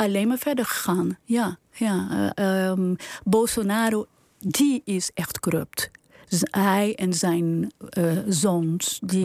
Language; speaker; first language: Dutch; non-native, fluent; Portuguese